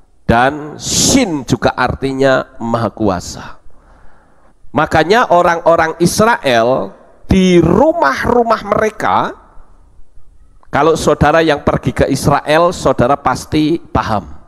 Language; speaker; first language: Indonesian; native; Indonesian